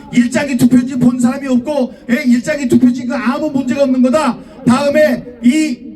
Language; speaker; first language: Korean; native; Korean